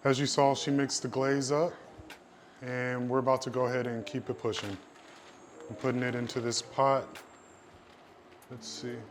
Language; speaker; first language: English; native; English